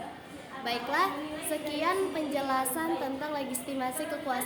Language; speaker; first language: Indonesian; native; Indonesian